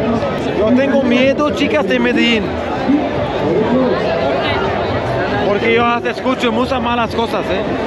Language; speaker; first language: Spanish; non-native, learner; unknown